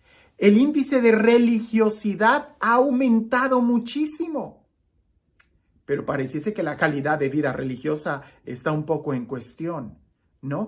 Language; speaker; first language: Spanish; native; Spanish